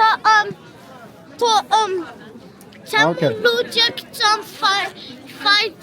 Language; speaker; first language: Polish; early bilingual, heritage; English